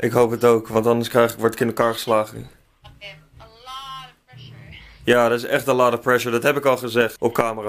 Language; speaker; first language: Dutch; native; Dutch